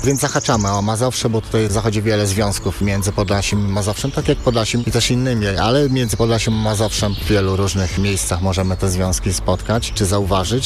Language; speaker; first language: Polish; native; Polish